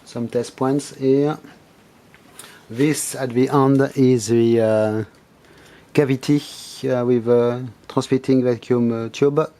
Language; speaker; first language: English; non-native, fluent; French